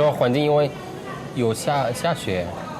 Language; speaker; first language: Chinese; non-native, learner; Arabic